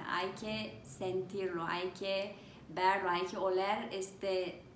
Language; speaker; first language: Spanish; non-native, learner; Turkish